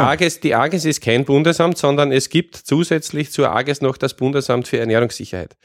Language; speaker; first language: German; native; German